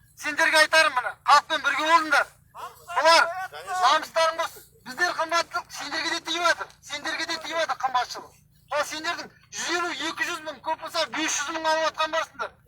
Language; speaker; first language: Kazakh; native; Kazakh